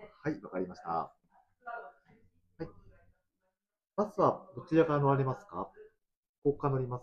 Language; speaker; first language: Japanese; native; Japanese